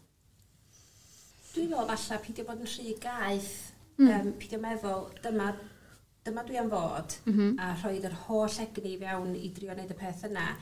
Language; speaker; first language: Welsh; native; Welsh